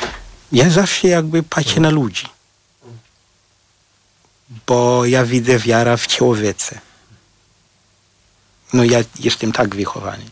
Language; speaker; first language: Polish; non-native, learner; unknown